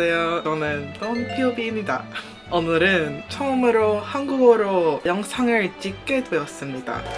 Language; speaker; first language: Korean; non-native, learner; English